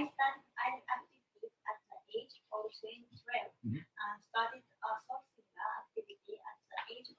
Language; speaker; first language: English; non-native, learner; Japanese